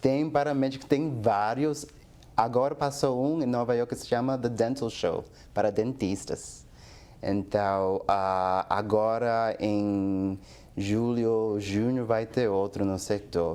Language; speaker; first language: Portuguese; non-native, fluent; English